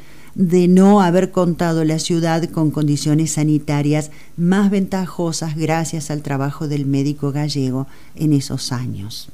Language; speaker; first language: Spanish; native; Spanish